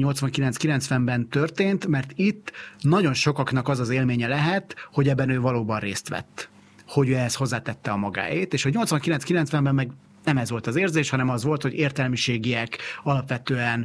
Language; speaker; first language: Hungarian; native; Hungarian